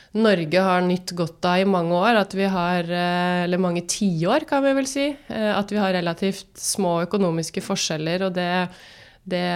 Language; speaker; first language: Norwegian; native; Norwegian